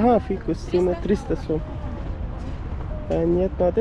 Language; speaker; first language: Russian; non-native, learner; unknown